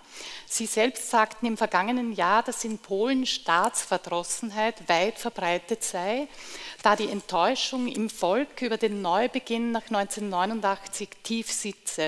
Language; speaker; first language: German; native; German